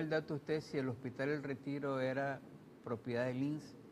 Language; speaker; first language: Spanish; native; Spanish